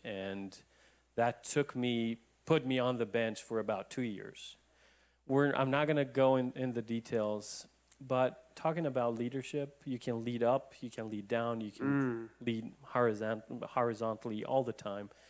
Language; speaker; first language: English; non-native, fluent; Romanian